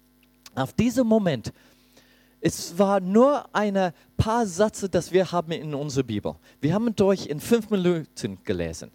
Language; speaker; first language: German; non-native, fluent; English